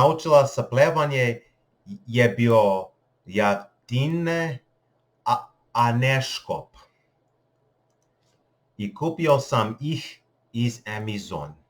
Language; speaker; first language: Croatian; non-native, learner; English